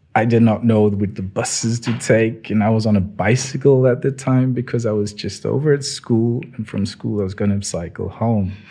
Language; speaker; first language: English; non-native, local second language; Tswana